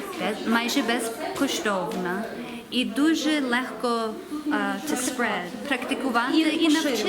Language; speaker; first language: Ukrainian; early bilingual, heritage; English